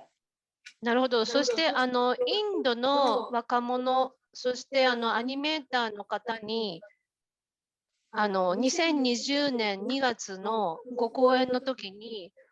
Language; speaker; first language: Japanese; native; Japanese